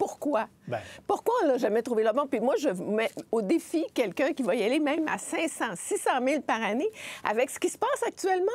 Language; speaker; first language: French; native; French